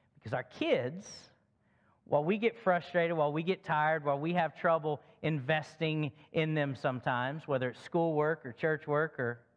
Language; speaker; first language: English; native; English